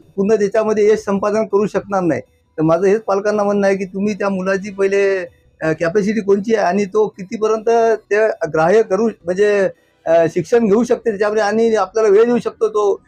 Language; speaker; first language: Marathi; native; Marathi